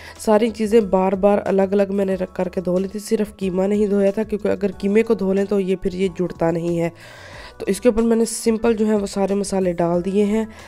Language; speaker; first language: Urdu; non-native, local second language; Punjabi